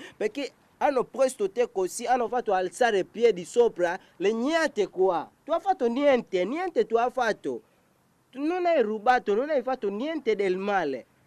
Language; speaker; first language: Italian; non-native, learner; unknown